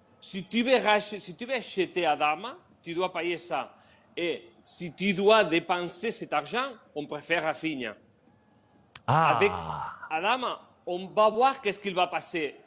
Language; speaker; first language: French; non-native, learner; Spanish